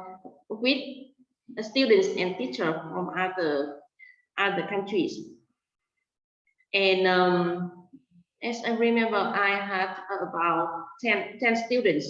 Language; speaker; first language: English; non-native, fluent; Vietnamese